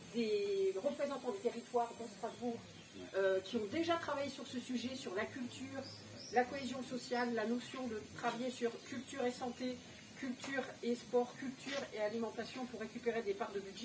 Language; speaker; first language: French; native; French